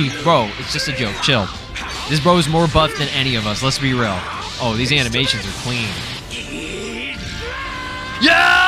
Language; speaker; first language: English; native; English